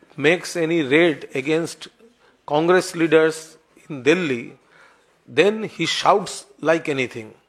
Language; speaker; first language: English; non-native, local second language; Bangla